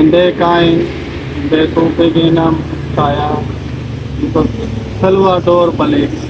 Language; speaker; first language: Filipino; non-native, learner; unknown